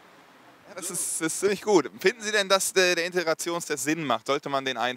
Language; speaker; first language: German; native; German